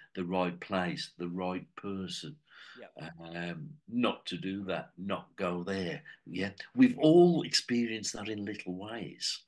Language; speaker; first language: English; native; English